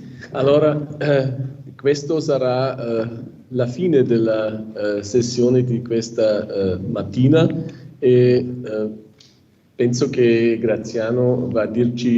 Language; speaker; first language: Italian; non-native, fluent; German